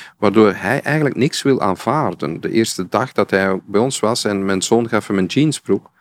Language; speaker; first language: Dutch; native; Dutch